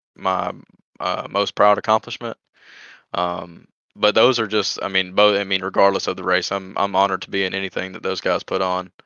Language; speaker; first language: English; native; English